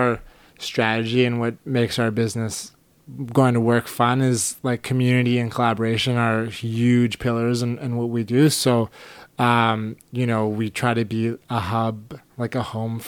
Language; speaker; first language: English; native; English